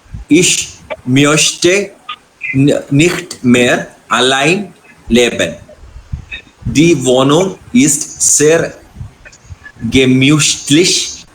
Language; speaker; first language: German; non-native, learner; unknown